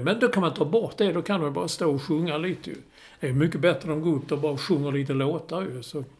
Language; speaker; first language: Swedish; native; Swedish